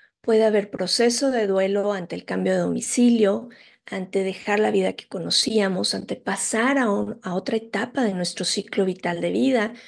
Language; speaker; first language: Spanish; native; Spanish